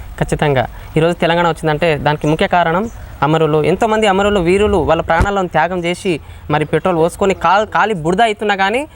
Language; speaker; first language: Telugu; non-native, local second language; Lambadi